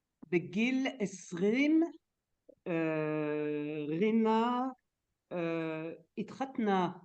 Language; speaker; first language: Hebrew; non-native, learner; French